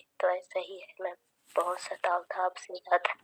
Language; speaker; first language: Hindi; native; Hindi